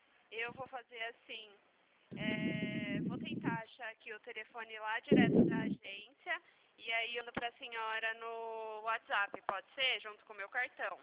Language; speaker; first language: Portuguese; native; Portuguese